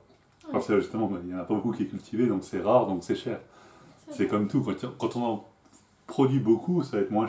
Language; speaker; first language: French; native; French